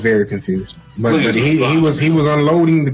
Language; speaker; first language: English; native; English